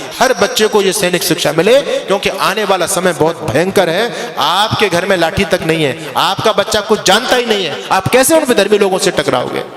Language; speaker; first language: Hindi; native; Hindi